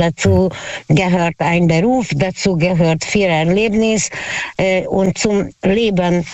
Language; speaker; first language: German; non-native, learner; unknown